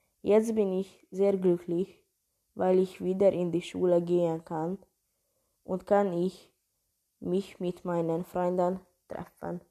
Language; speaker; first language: German; non-native, learner; Hungarian